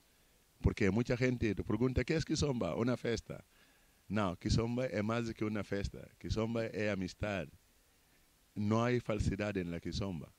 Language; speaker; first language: Spanish; non-native, fluent; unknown